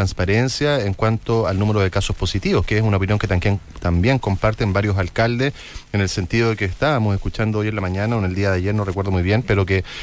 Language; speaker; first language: Spanish; native; Spanish